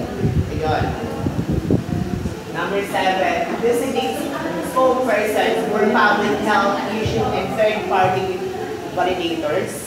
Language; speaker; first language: English; non-native, local second language; Filipino